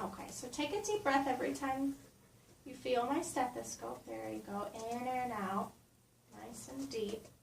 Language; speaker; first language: English; native; English